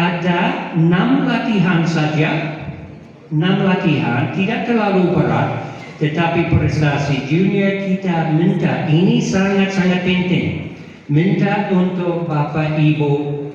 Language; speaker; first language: Indonesian; non-native, fluent; English